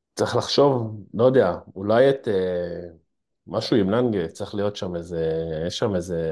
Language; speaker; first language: Hebrew; native; Hebrew